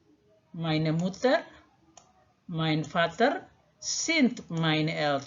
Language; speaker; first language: German; non-native, fluent; Indonesian